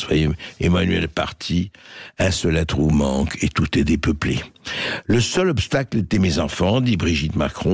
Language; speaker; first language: French; native; French